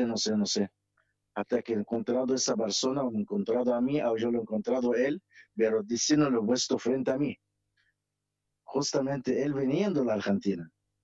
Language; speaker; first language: Spanish; non-native, fluent; Arabic